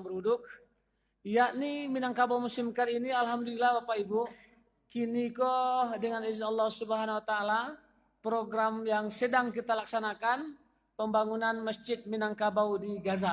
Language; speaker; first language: Indonesian; non-native, local second language; Minangkabau